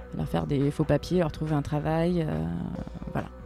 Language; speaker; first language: French; native; French